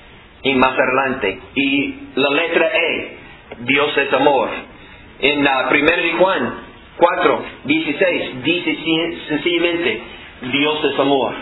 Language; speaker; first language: Spanish; non-native, fluent; English